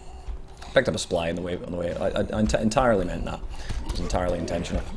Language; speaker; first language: English; native; English